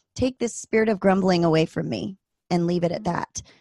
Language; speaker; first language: English; native; English